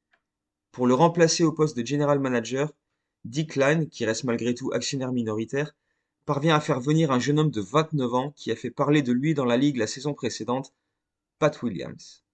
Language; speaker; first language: French; native; French